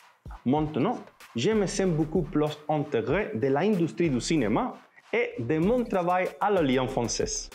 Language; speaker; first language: French; non-native, learner; Spanish